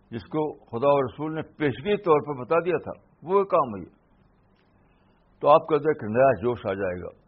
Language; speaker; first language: Urdu; native; Urdu